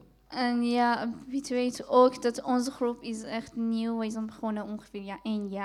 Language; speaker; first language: Dutch; non-native, fluent; Persian